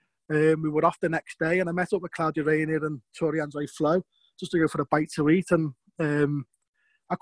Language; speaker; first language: English; native; English